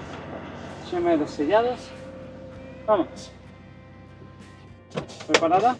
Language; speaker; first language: Spanish; native; Spanish